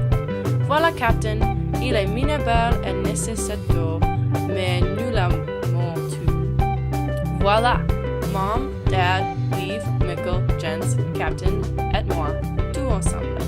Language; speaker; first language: French; non-native, learner; English